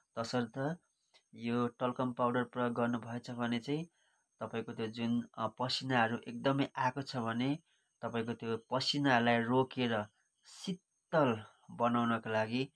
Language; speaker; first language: Nepali; native; Nepali